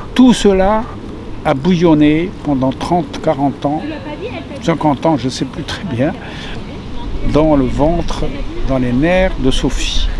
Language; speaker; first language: French; non-native, local second language; Arabic